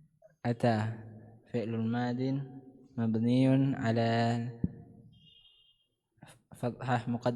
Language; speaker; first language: Arabic; non-native, learner; Indonesian